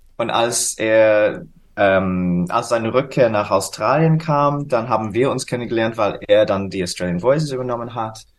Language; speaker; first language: German; non-native, fluent; English